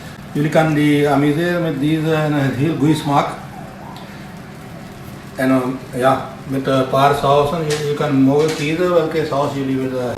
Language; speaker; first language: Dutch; non-native, learner; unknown